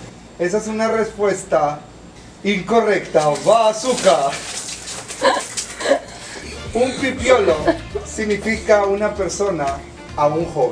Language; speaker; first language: Spanish; native; Spanish